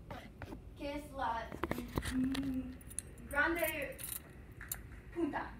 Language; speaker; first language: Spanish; non-native, learner; English